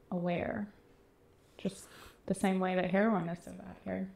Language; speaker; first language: English; native; English